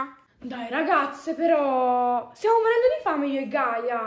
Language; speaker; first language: Italian; native; Italian